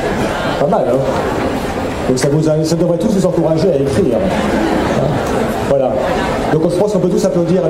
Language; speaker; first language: French; native; French